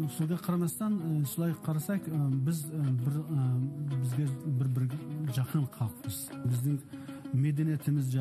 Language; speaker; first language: Kazakh; non-native, learner; Tajik